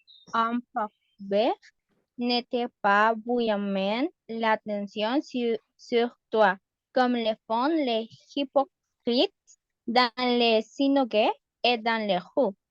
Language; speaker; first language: French; non-native, learner; Spanish